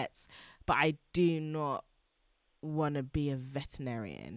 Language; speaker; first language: English; native; English